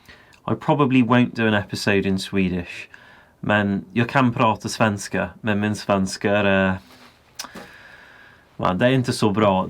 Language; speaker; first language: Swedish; non-native, learner; English